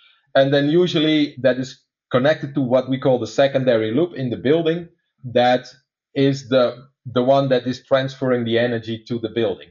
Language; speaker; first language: English; non-native, fluent; Dutch